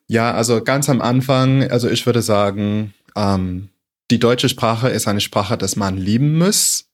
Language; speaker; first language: German; non-native, fluent; English